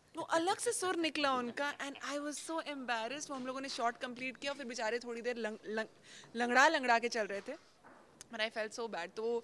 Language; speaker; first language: Hindi; native; Hindi